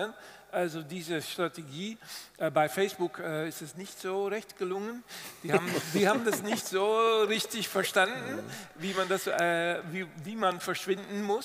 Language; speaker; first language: German; non-native, fluent; Dutch